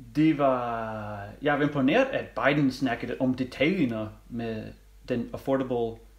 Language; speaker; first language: Danish; non-native, learner; English